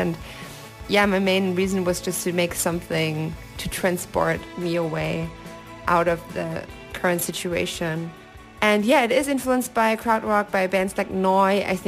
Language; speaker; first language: English; non-native, fluent; German